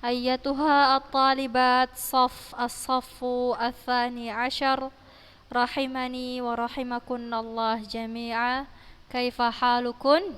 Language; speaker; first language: Arabic; non-native, fluent; Indonesian